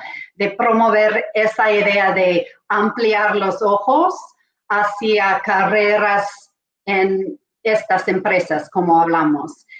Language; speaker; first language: Spanish; non-native, fluent; English